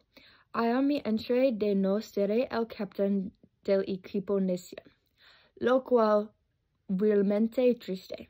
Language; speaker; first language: Spanish; non-native, learner; English